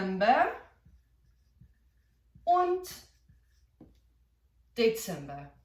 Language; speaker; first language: German; non-native, fluent; English